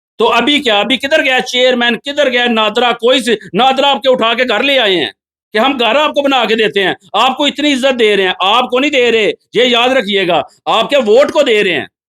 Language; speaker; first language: Urdu; non-native, local second language; Punjabi